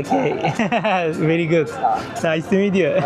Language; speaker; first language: English; non-native, learner; Turkish